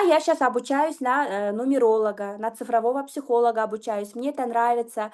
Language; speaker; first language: Russian; non-native, local second language; Kyrgyz